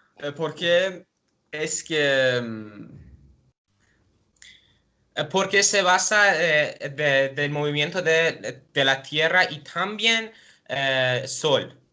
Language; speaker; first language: Spanish; non-native, fluent; Persian